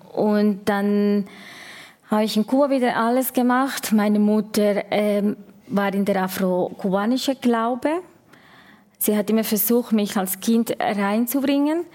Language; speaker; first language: German; non-native, fluent; Spanish